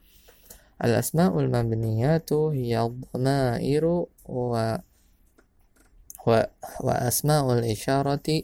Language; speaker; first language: Arabic; non-native, fluent; Indonesian